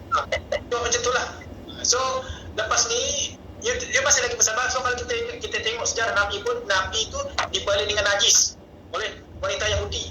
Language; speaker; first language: Malay; native; Malay